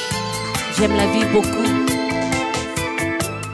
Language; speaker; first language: French; non-native, learner; English